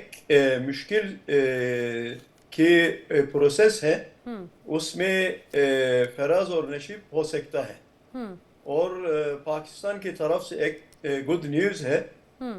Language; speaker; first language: Hindi; non-native, fluent; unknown